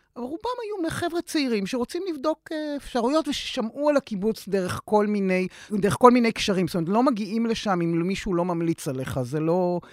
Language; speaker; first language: Hebrew; native; Hebrew